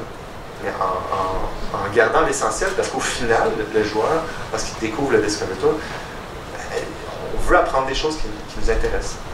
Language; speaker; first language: French; native; French